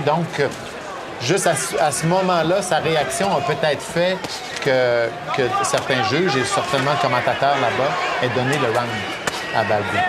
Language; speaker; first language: French; native; French